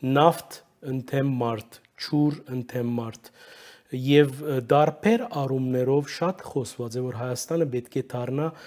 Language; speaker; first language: Armenian; early bilingual, heritage; Armenian